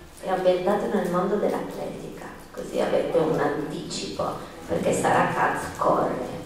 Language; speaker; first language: Italian; non-native, fluent; Spanish